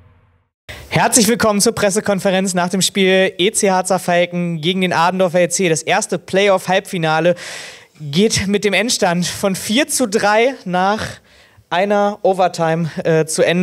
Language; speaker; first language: German; native; German